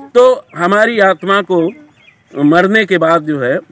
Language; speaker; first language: Hindi; native; Hindi